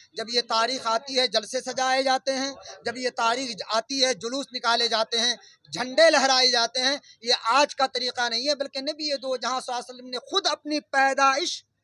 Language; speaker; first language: Urdu; non-native, local second language; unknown